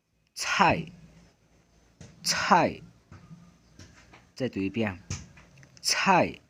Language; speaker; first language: Chinese; non-native, fluent; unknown